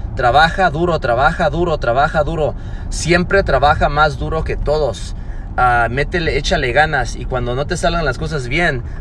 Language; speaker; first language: Spanish; early bilingual, heritage; Spanish